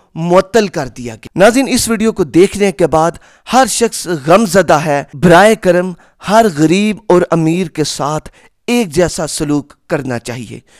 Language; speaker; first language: Urdu; non-native, local second language; Punjabi